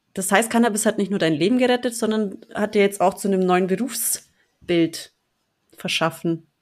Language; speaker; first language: German; native; German